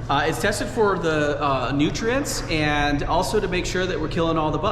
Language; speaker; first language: English; native; English